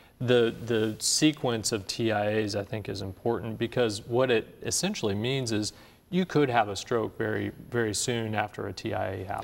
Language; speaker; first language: English; native; English